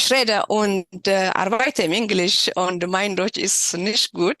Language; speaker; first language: German; non-native, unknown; Tigrinya